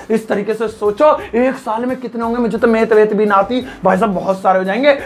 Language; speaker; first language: Hindi; native; Hindi